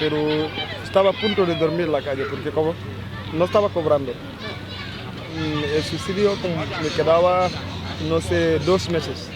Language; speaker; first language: Spanish; non-native, fluent; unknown